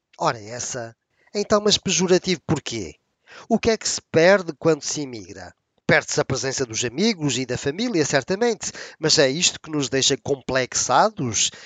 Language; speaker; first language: Portuguese; native; Portuguese